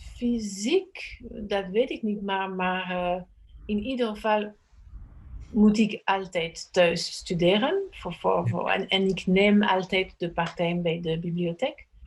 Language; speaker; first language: Dutch; non-native, fluent; French